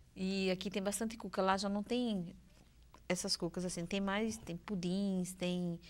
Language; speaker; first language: Portuguese; native; Portuguese